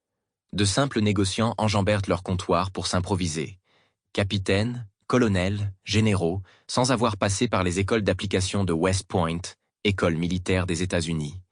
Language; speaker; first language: French; native; French